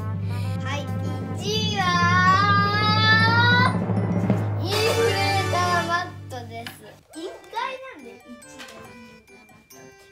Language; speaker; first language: Japanese; native; Japanese